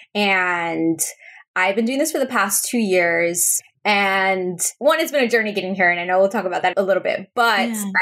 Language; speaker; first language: English; early bilingual, other home language; Spanish